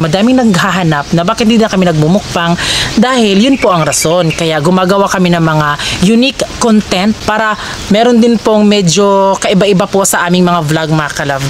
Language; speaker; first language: Filipino; non-native, local second language; Cebuano